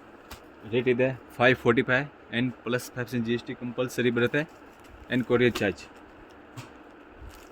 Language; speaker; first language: Kannada; non-native, local second language; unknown